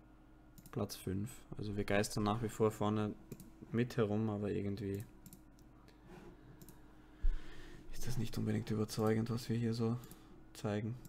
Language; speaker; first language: German; native; German